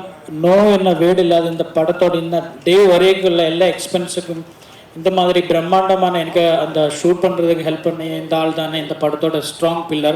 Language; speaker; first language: Tamil; non-native, learner; Malayalam